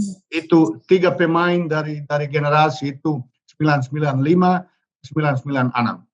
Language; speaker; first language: Indonesian; non-native, learner; Serbian